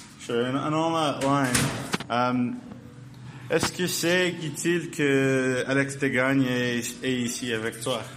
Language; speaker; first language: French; non-native, learner; English